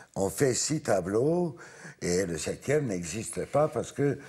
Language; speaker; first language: French; non-native, fluent; Hungarian